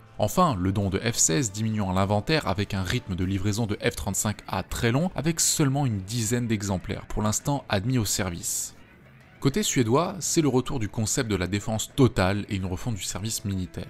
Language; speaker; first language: French; native; French